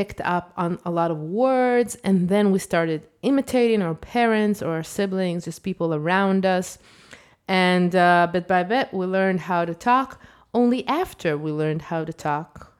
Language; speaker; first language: English; non-native, fluent; Hebrew